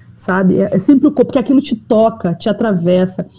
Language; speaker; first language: Portuguese; native; Portuguese